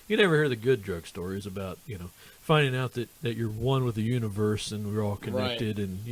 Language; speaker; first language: English; native; English